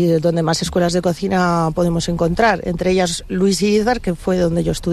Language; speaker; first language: Spanish; native; Spanish